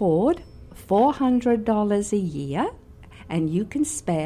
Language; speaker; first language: English; native; English